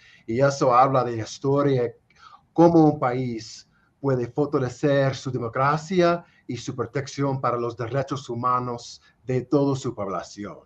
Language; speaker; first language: Spanish; non-native, fluent; English